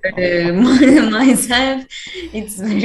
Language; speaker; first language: English; non-native, learner; Turkish